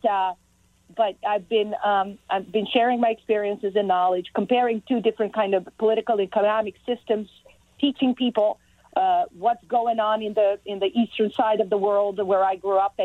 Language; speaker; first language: English; non-native, fluent; Serbian